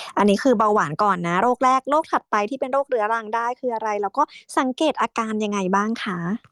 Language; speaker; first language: Thai; native; Thai